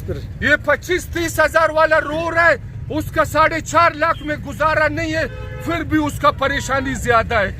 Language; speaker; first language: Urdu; non-native, local second language; Pashto